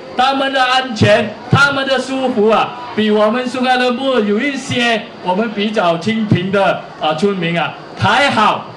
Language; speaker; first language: Chinese; native; Chinese